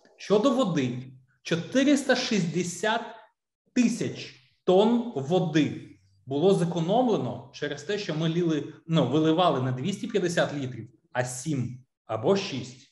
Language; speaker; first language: Ukrainian; non-native, local second language; Russian